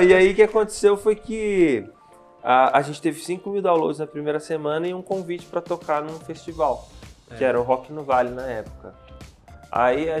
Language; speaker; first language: Portuguese; native; Portuguese